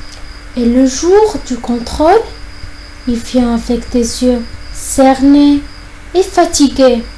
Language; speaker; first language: French; non-native, fluent; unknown